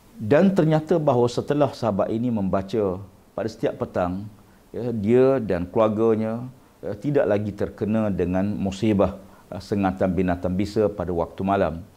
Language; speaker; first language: Malay; native; Malay